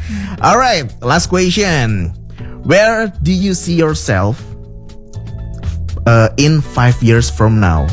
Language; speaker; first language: English; non-native, local second language; Indonesian